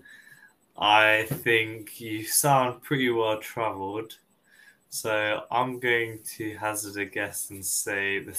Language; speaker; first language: English; native; English